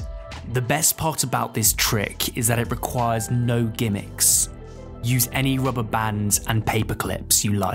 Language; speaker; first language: English; native; English